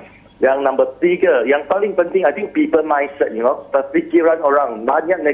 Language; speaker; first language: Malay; non-native, local second language; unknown